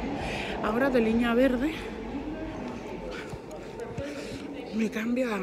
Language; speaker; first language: Spanish; non-native, fluent; Georgian